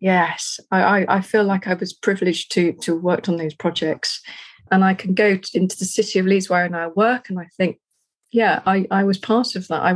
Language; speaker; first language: English; native; English